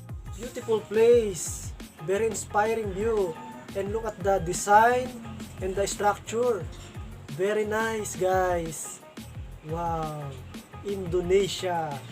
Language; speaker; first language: English; non-native, local second language; Filipino